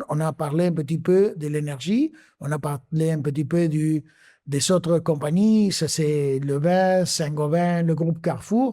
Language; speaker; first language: French; non-native, fluent; Spanish